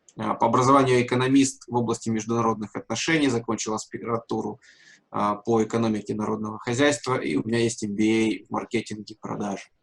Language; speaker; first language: Russian; native; Russian